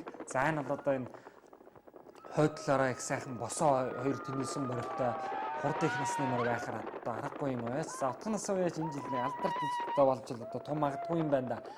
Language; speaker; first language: Mongolian; native; Mongolian